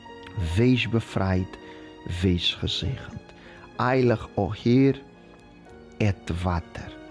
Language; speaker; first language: Dutch; non-native, fluent; Portuguese